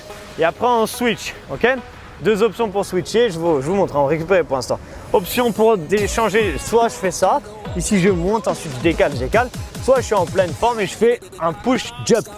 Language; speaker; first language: French; native; French